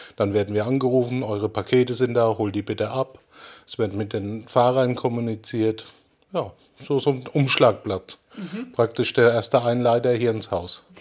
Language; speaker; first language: German; non-native, fluent; Portuguese